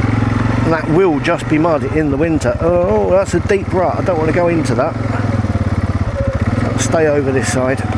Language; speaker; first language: English; native; English